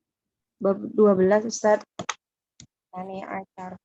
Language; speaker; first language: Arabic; non-native, learner; Indonesian